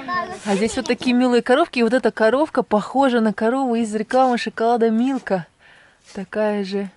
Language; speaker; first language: Russian; native; Russian